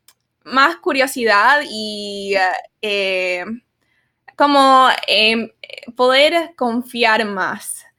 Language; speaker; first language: Spanish; early bilingual, other home language; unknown